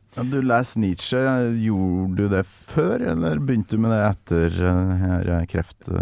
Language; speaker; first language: Norwegian; native; Norwegian